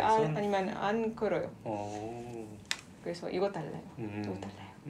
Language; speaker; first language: Korean; non-native, learner; French